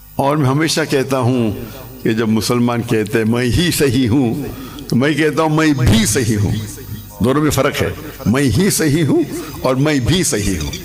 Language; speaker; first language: Urdu; non-native, local second language; Konkani